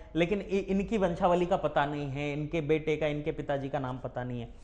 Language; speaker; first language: Hindi; native; Hindi